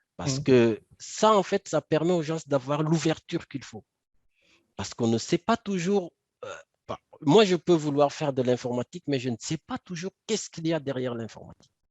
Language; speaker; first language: French; non-native, local second language; Wolof